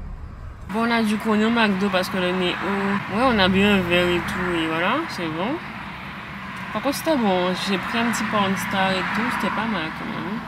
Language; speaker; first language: French; native; French